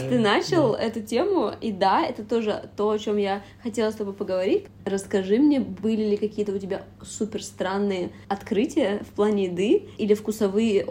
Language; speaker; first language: Russian; native; Russian